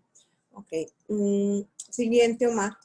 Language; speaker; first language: Spanish; native; Spanish